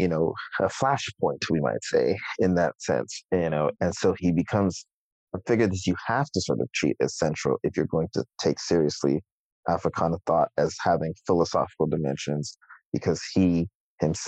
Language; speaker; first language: English; native; English